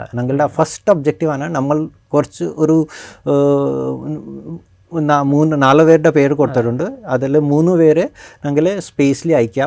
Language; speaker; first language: Malayalam; non-native, fluent; Bangla